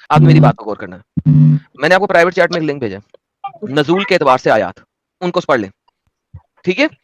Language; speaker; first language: Hindi; native; Hindi